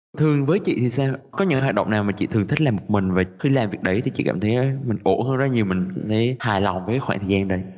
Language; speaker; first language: Vietnamese; native; Vietnamese